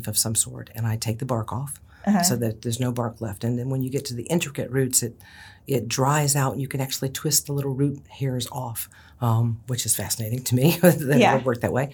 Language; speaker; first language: English; native; English